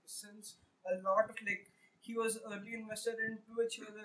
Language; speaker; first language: English; non-native, local second language; Marathi